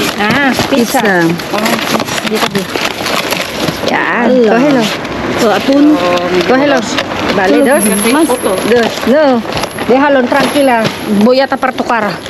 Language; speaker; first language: Spanish; non-native, learner; Filipino